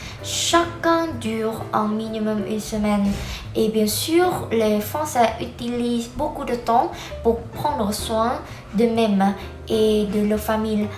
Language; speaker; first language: French; non-native, learner; Vietnamese